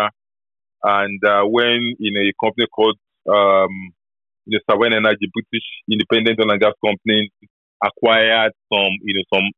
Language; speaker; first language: English; non-native, local second language; Yoruba